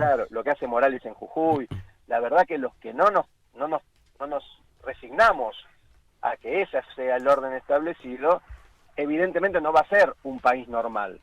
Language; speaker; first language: Spanish; native; Spanish